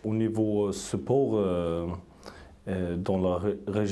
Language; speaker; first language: French; non-native, fluent; Swedish